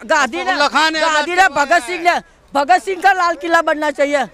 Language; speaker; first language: Hindi; non-native, local second language; Gujarati